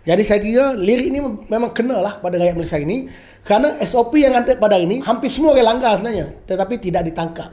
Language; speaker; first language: Malay; native; Malay